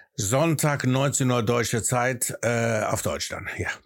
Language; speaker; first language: German; early bilingual, other home language; Greek